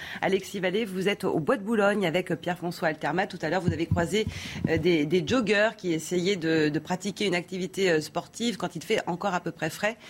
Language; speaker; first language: French; native; French